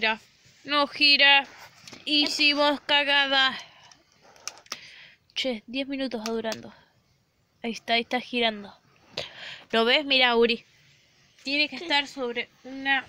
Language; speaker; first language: Spanish; native; Spanish